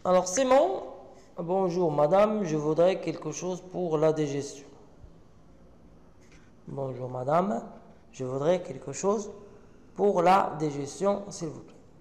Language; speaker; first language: French; non-native, local second language; Arabic